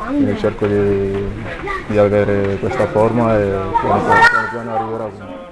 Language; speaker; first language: Italian; non-native, fluent; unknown